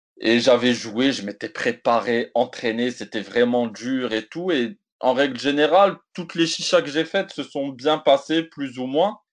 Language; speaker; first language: French; native; French